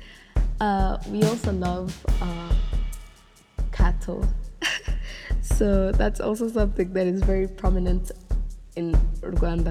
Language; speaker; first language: English; non-native, local second language; Kinyarwanda